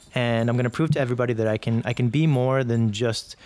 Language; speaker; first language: English; native; English